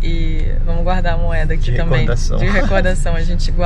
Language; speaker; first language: Portuguese; native; Portuguese